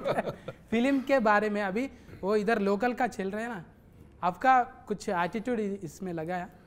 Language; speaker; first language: Hindi; non-native, local second language; Telugu